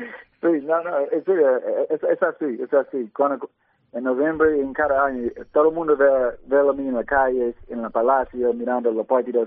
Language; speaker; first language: Spanish; early bilingual, heritage; English